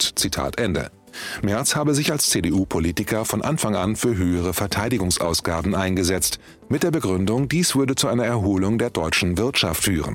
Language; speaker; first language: German; native; German